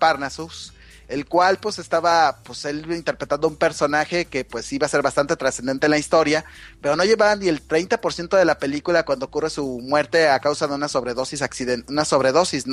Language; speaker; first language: Spanish; native; Spanish